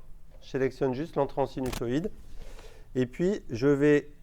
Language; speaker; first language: French; native; French